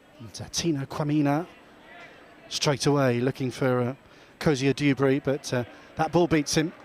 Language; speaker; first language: English; native; English